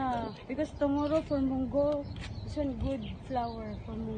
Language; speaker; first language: English; non-native, local second language; Filipino